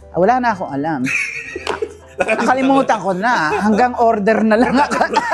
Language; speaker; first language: Filipino; early bilingual, heritage; Filipino